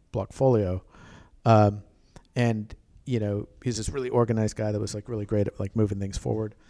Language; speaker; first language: English; native; English